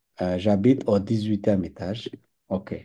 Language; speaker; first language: French; non-native, fluent; Bangla